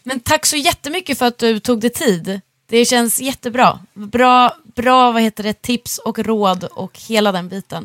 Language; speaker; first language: Swedish; native; Swedish